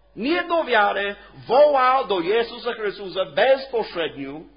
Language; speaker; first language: Polish; non-native, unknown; English